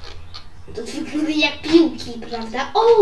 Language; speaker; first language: Polish; early bilingual, heritage; Polish